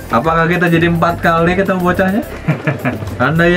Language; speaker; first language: Indonesian; native; Indonesian